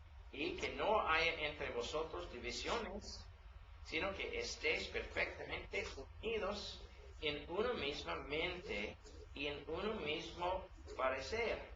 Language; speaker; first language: Spanish; non-native, learner; English